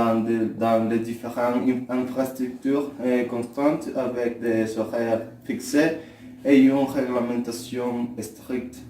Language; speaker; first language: French; non-native, learner; Spanish